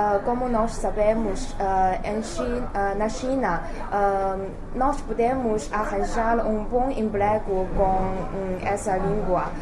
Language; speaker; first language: Portuguese; non-native, learner; Chinese